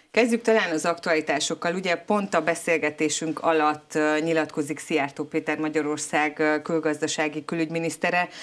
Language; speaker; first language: Hungarian; native; Hungarian